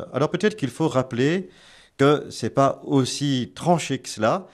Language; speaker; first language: French; native; French